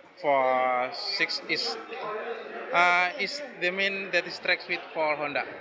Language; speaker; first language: English; non-native, learner; Indonesian